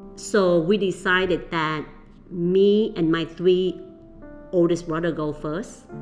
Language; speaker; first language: English; early bilingual, other home language; Vietnamese